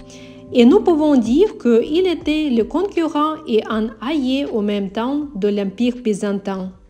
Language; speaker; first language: French; non-native, learner; Ukrainian